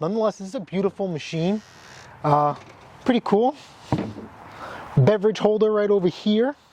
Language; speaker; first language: English; native; English